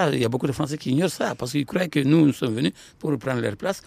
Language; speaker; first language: French; non-native, local second language; Soninke